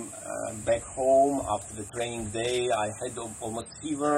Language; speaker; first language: English; non-native, fluent; Russian